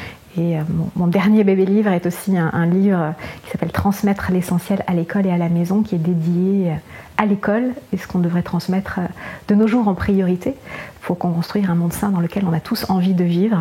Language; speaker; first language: French; native; French